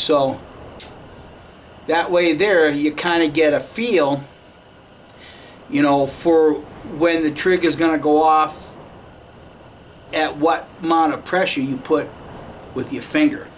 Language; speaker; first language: English; native; English